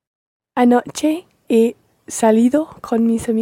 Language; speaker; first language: Spanish; non-native, learner; English